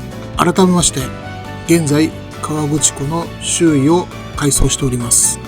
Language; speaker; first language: Japanese; native; Japanese